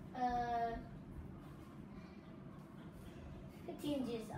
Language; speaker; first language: English; non-native, learner; Vietnamese